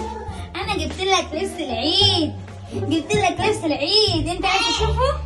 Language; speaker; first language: Arabic; native; Arabic